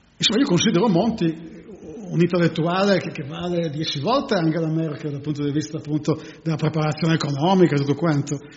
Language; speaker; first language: Italian; native; Italian